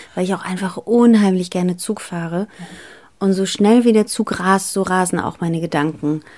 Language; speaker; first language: German; early bilingual, other home language; Greek